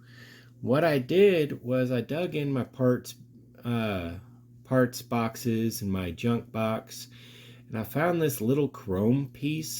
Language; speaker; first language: English; native; English